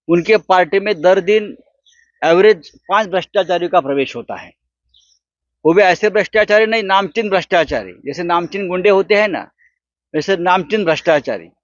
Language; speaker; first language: Hindi; non-native, local second language; Marathi